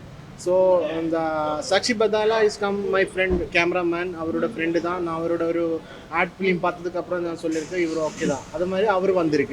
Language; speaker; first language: Tamil; non-native, learner; Malayalam